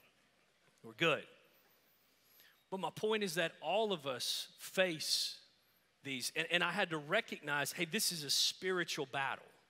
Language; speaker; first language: English; native; English